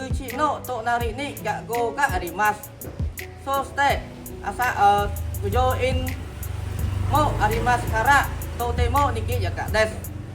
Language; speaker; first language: Japanese; non-native, learner; Khmer